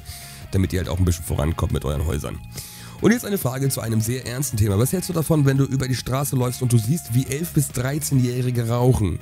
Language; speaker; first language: German; native; German